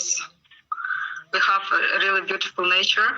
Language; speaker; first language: English; non-native, learner; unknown